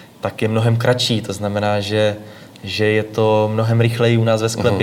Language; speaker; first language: Czech; native; Czech